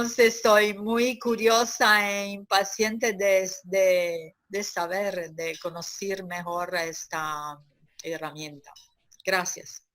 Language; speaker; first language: Spanish; non-native, learner; Italian